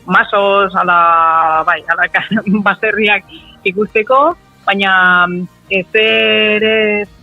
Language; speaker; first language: Basque; non-native, local second language; Spanish